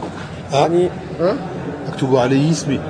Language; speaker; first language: Arabic; non-native, fluent; French